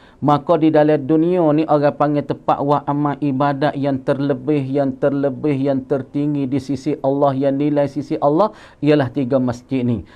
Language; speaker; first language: Malay; native; Malay